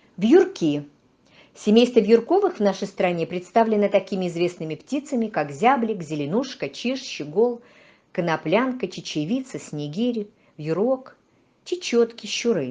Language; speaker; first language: Russian; native; Russian